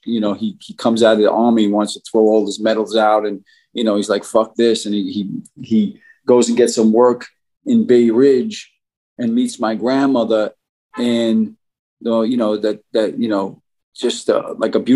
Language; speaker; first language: English; native; English